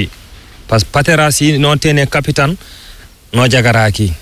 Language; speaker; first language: Spanish; non-native, learner; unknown